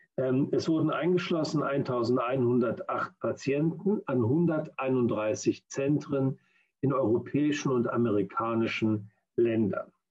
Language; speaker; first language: German; native; German